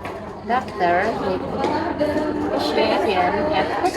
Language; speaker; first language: English; non-native, learner; Indonesian